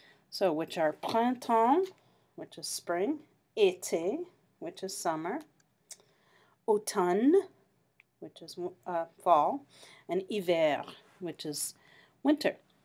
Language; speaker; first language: English; native; English